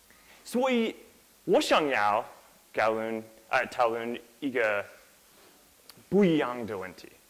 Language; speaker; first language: Chinese; non-native, learner; English